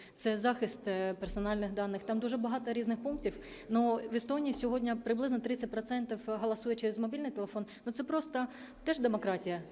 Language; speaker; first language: Ukrainian; non-native, learner; Estonian